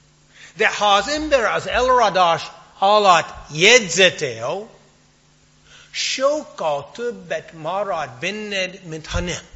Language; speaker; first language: Hungarian; non-native, fluent; English